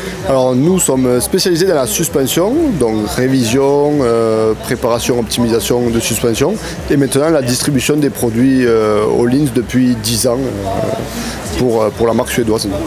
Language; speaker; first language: French; native; French